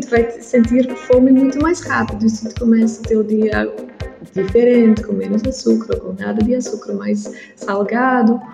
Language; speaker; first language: Portuguese; non-native, learner; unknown